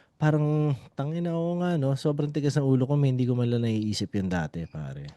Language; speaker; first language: Filipino; native; Filipino